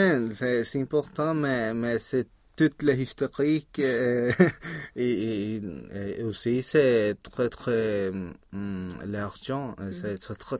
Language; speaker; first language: French; non-native, learner; Spanish